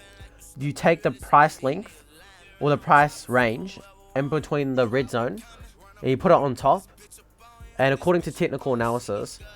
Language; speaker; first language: English; native; English